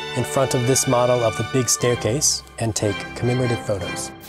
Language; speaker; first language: English; native; English